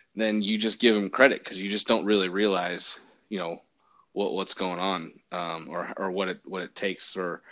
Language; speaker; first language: English; native; English